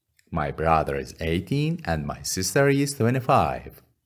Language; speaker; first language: English; non-native, fluent; Persian